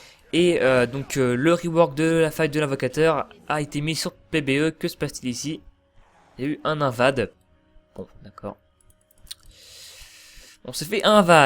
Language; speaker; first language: French; native; French